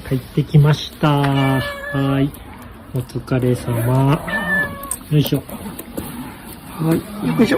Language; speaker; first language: Japanese; native; Japanese